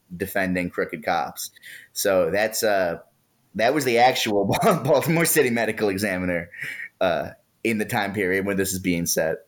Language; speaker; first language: English; native; English